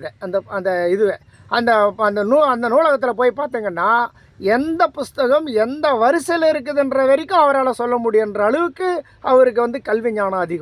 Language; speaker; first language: Tamil; native; Tamil